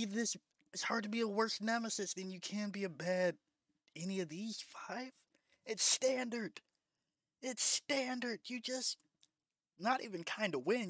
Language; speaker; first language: English; native; English